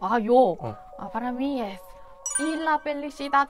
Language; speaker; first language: Spanish; non-native, learner; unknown